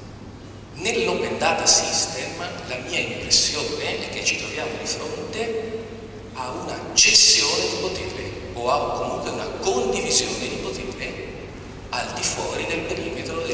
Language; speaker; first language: Italian; native; Italian